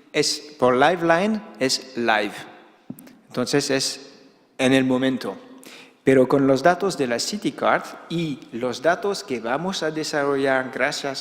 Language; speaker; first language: Spanish; non-native, fluent; Dutch